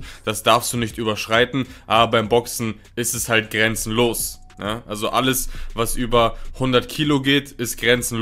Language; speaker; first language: German; native; German